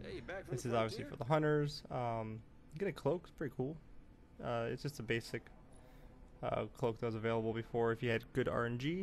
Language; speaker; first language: English; native; English